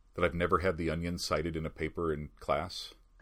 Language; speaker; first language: English; native; English